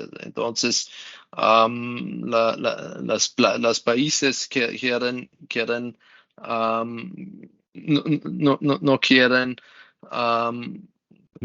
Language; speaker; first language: Spanish; non-native, learner; German